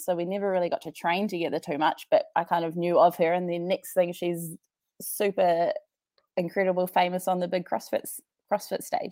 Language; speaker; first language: English; native; English